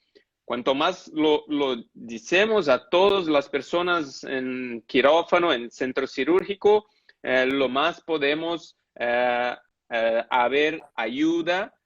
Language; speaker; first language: Spanish; non-native, fluent; Portuguese